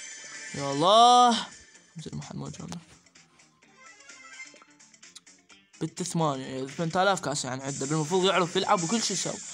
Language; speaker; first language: Arabic; native; Arabic